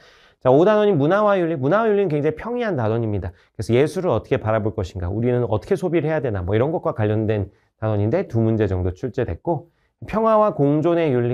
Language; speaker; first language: Korean; native; Korean